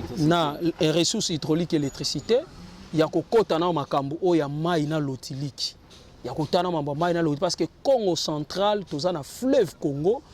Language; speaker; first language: Lingala; non-native, local second language; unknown